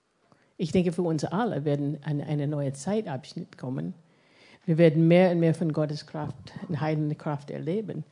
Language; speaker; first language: German; non-native, fluent; English